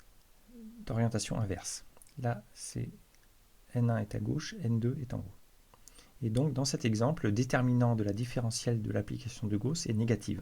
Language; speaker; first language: French; native; French